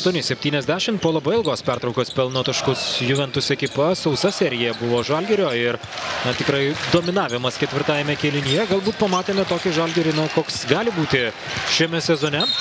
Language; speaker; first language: Lithuanian; native; Lithuanian